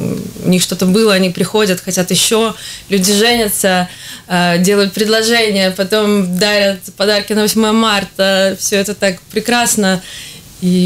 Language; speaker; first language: Russian; native; Russian